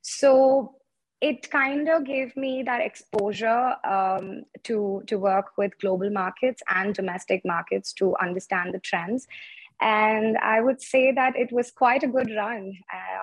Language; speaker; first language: English; non-native, local second language; Tamil